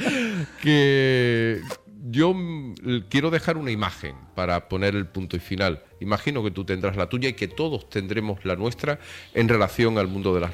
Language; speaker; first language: Spanish; native; Spanish